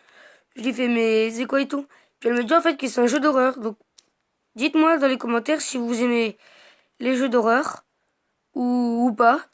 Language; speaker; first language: French; native; French